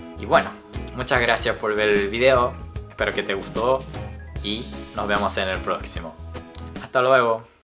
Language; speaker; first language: Spanish; non-native, fluent; Japanese